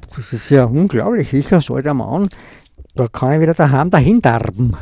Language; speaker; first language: German; native; German